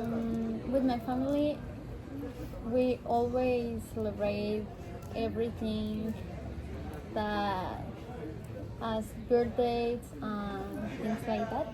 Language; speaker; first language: English; non-native, learner; Spanish